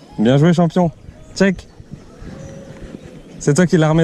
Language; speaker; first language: French; native; French